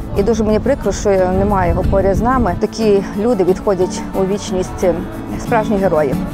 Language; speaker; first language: Ukrainian; native; Ukrainian